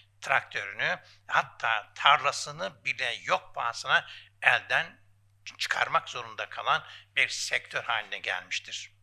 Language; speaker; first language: Turkish; native; Turkish